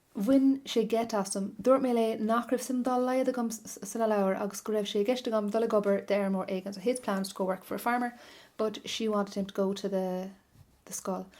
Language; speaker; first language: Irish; non-native, local second language; English